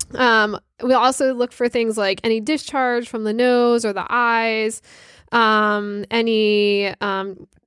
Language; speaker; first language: English; native; English